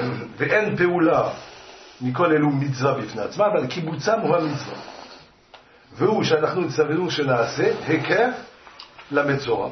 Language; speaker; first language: Hebrew; non-native, fluent; French